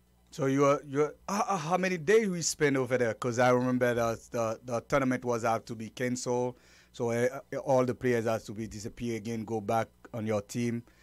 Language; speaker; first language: English; non-native, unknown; Haitian Creole